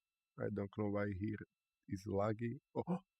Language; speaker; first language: English; non-native, learner; Slovak